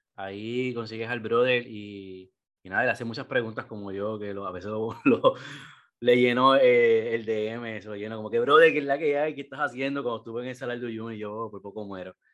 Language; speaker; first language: Spanish; native; Spanish